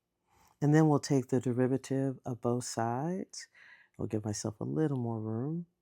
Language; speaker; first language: English; native; English